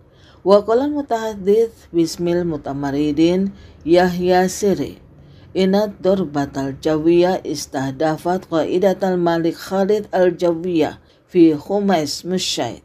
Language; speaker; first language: Arabic; non-native, fluent; Indonesian